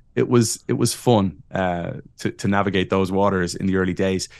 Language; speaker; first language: English; native; English